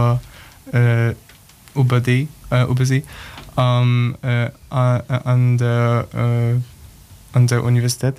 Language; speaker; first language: German; non-native, learner; Polish